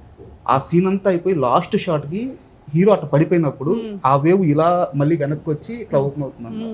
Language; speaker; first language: Telugu; native; Telugu